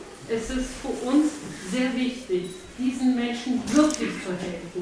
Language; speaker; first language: German; early bilingual, other home language; Turkish